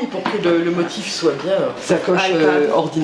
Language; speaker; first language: French; native; French